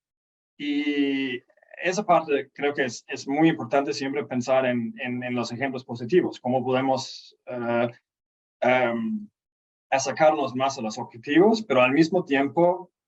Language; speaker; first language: Spanish; non-native, fluent; Danish